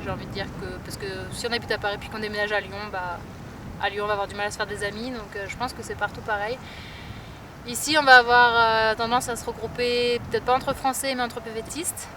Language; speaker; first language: French; native; French